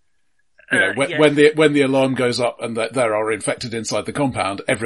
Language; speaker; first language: English; native; English